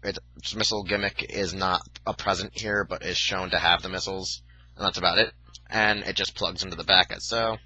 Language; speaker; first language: English; native; English